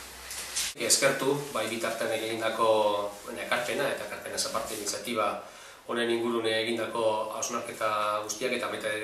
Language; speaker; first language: Basque; native; Basque